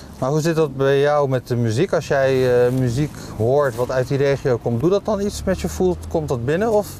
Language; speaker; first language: Dutch; native; Dutch